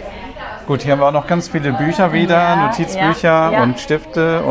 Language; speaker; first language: German; native; German